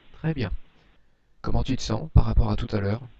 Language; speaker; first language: French; native; French